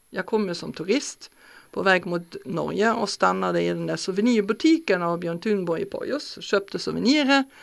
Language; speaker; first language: Swedish; non-native, fluent; German